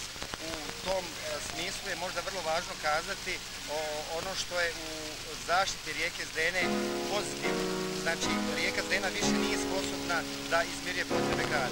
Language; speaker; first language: Bosnian; native; Bosnian